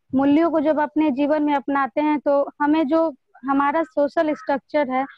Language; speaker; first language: Hindi; native; Hindi